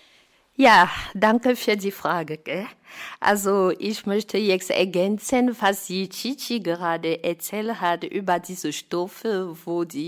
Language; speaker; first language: German; non-native, fluent; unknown